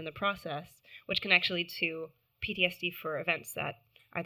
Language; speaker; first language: English; native; English